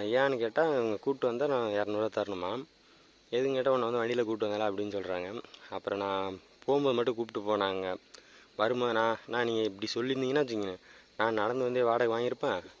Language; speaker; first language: Tamil; native; Tamil